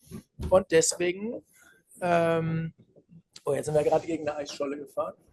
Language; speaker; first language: German; native; German